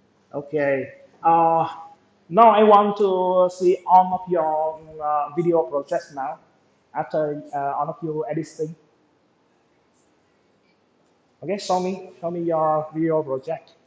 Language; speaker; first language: English; non-native, local second language; Vietnamese